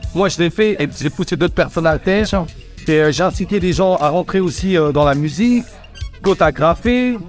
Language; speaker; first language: French; native; French